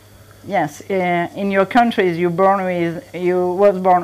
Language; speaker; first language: English; non-native, learner; French